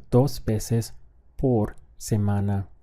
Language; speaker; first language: Spanish; non-native, fluent; English